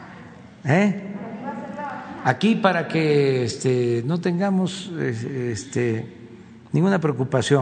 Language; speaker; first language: Spanish; native; Spanish